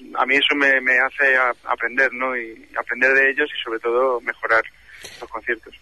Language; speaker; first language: Spanish; native; Spanish